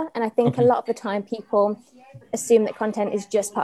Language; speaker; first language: English; native; English